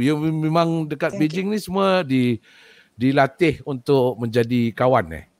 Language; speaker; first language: Malay; native; Malay